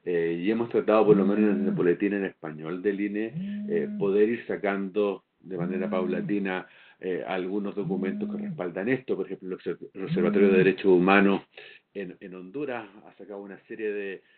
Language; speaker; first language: Spanish; native; Spanish